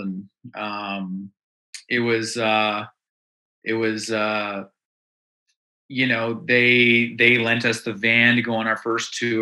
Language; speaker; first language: English; native; English